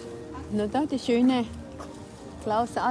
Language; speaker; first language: German; non-native, learner; Cebuano